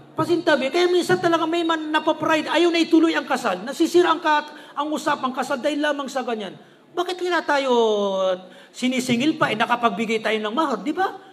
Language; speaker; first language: Filipino; non-native, local second language; Maranao